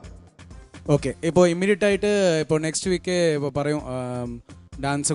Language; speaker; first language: Malayalam; non-native, local second language; Tamil